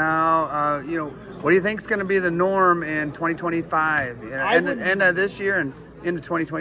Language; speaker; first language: English; native; English